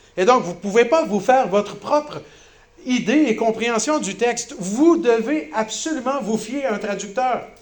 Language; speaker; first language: French; native; French